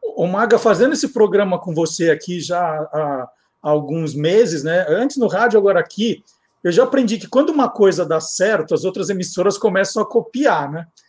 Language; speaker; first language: Portuguese; native; Portuguese